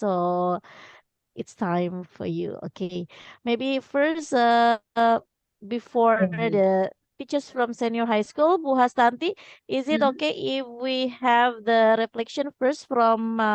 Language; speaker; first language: English; non-native, fluent; Indonesian